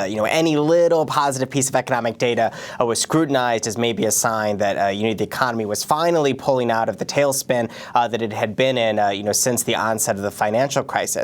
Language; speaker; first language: English; native; English